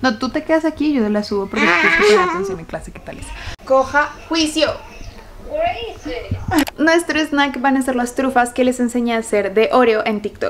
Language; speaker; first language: Spanish; native; Spanish